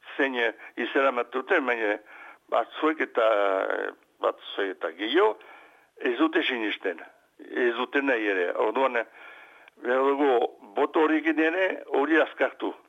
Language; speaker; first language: Basque; native; Basque